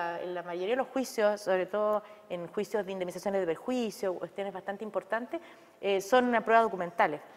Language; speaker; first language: Spanish; native; Spanish